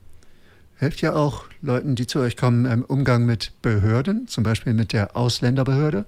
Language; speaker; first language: German; native; German